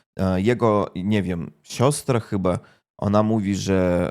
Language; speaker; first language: Polish; non-native, fluent; Russian